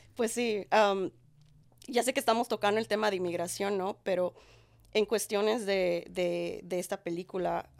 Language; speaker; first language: Spanish; early bilingual, heritage; Spanish